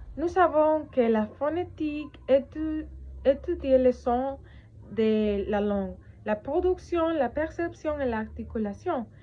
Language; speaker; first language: French; non-native, learner; Spanish